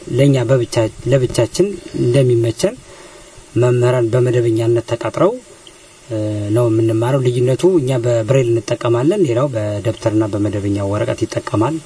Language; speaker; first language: Amharic; native; Amharic